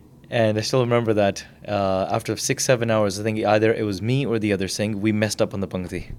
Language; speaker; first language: English; early bilingual, other home language; Punjabi